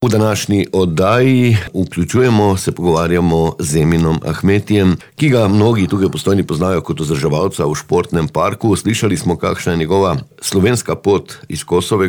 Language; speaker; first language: Slovenian; native; Slovenian